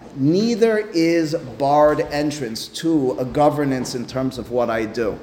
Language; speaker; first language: English; native; English